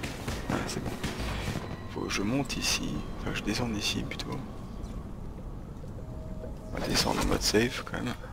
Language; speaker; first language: French; native; French